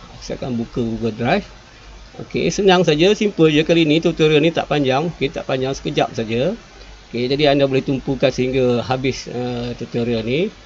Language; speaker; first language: Malay; native; Malay